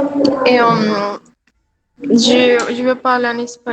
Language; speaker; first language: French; non-native, learner; Spanish